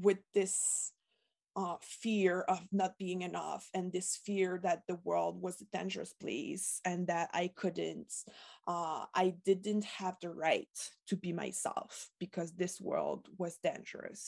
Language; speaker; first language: English; non-native, fluent; French